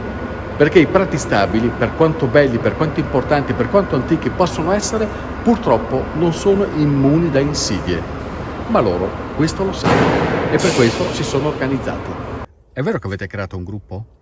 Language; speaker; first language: Italian; native; Italian